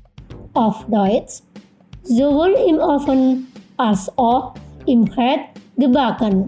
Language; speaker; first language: German; non-native, fluent; Indonesian